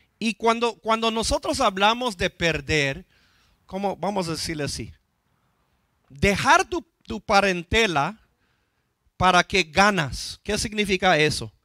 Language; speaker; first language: Spanish; non-native, fluent; English